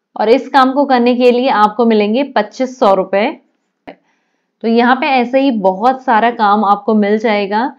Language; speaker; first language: Hindi; native; Hindi